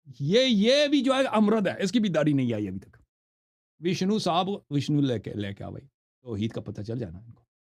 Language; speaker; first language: Urdu; non-native, fluent; Persian